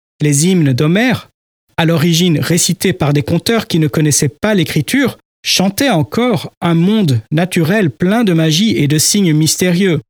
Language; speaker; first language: French; native; French